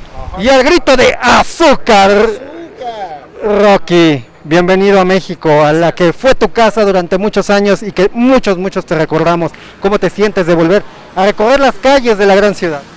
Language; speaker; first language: Spanish; native; Spanish